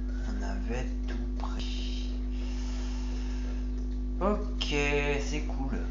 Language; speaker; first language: French; native; French